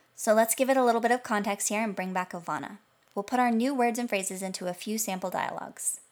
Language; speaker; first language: English; native; English